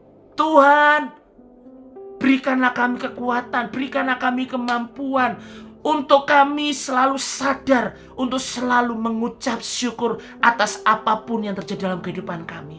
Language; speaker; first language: Indonesian; native; Indonesian